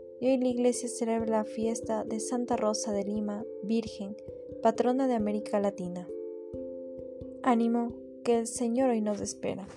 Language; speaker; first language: Spanish; native; Spanish